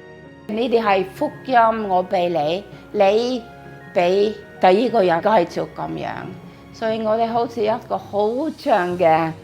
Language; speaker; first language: Cantonese; non-native, fluent; Norwegian